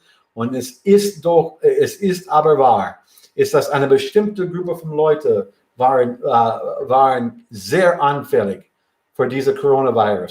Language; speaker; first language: German; non-native, fluent; English